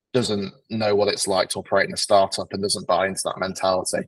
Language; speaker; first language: English; native; English